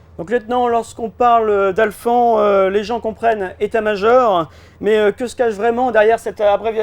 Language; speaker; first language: French; native; French